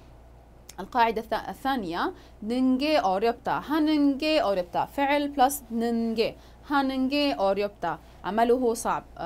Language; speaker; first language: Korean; non-native, fluent; Arabic